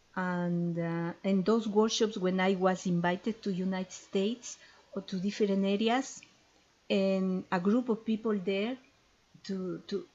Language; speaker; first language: English; non-native, fluent; Spanish